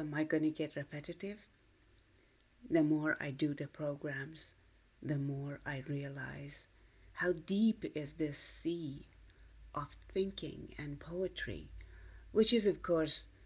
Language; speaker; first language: English; non-native, fluent; Persian